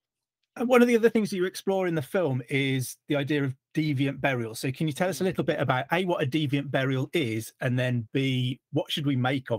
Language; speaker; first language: English; native; English